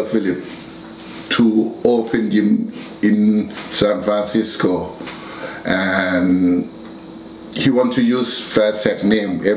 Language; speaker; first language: English; non-native, learner; Thai